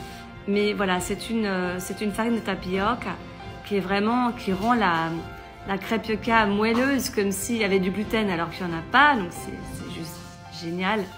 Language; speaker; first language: French; native; French